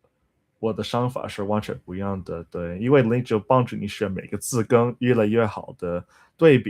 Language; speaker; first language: Chinese; non-native, learner; English